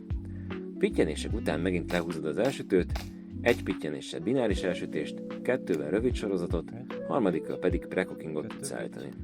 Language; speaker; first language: Hungarian; native; Hungarian